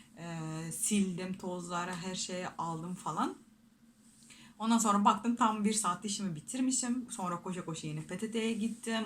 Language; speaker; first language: Turkish; non-native, fluent; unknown